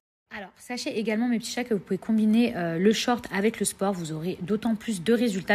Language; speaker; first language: French; native; French